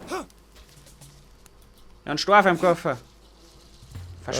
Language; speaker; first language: German; native; German